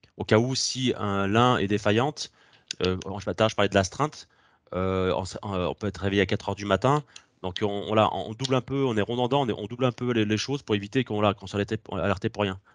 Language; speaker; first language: French; native; French